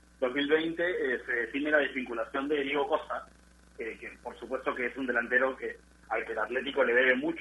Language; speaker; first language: Spanish; native; Spanish